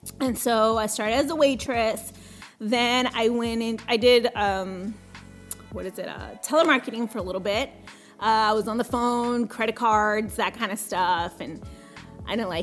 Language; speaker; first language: English; early bilingual, other home language; Spanish